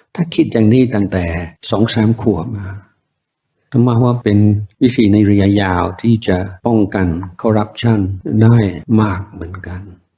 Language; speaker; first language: Thai; non-native, fluent; English